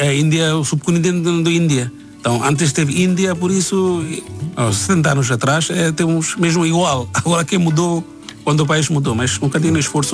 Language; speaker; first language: Portuguese; non-native, learner; Bangla